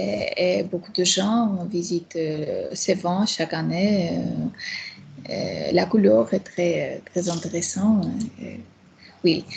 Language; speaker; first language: French; non-native, fluent; Armenian